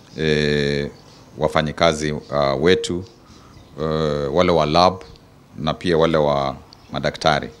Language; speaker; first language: Swahili; non-native, local second language; Kamba